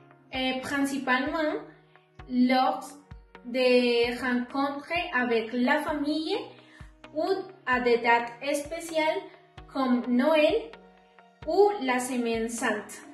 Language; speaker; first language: French; non-native, learner; Spanish